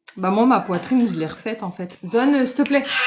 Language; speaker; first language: French; native; French